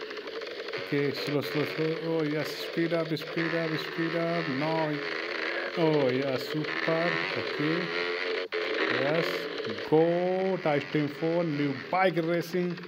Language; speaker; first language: English; non-native, learner; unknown